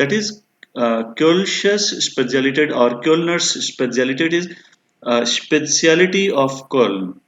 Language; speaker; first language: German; non-native, fluent; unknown